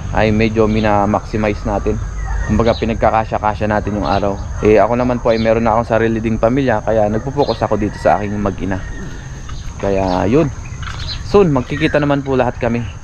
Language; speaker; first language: Filipino; non-native, local second language; Iloko